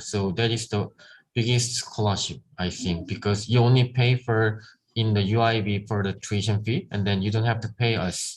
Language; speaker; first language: English; non-native, learner; Korean